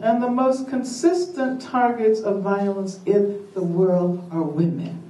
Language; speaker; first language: English; native; English